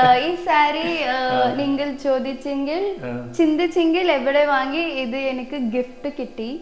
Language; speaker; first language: Malayalam; early bilingual, heritage; Malayalam